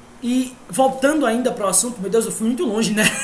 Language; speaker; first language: Portuguese; native; Portuguese